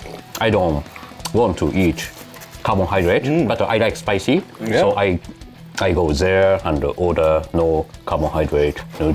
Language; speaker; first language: English; non-native, learner; Japanese